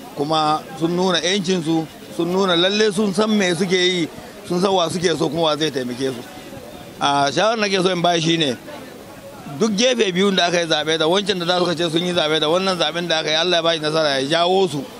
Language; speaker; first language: Hausa; non-native, local second language; Fula